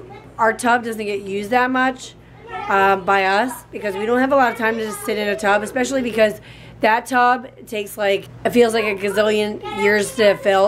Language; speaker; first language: English; native; English